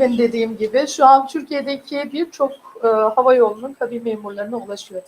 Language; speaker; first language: Turkish; native; Turkish